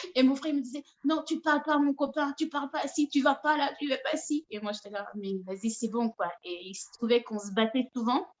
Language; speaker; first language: French; non-native, local second language; Dyula